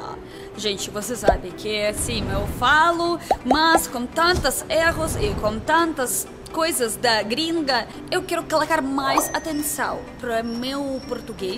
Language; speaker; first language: Portuguese; non-native, learner; Russian